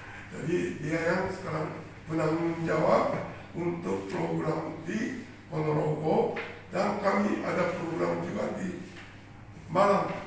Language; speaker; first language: Indonesian; non-native, fluent; Japanese